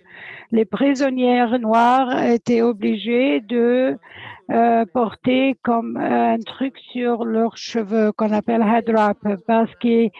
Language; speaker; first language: French; non-native, fluent; English